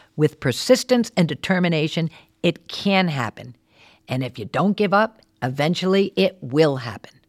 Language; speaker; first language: English; native; English